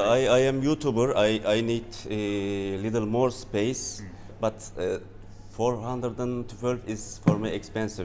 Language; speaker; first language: English; non-native, learner; Turkish